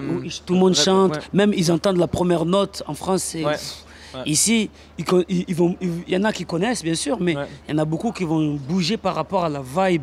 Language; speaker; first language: French; native; French